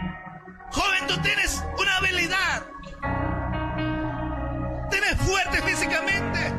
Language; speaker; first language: Spanish; native; Spanish